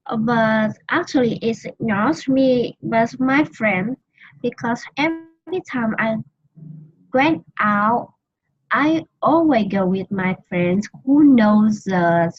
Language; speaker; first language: English; non-native, learner; Vietnamese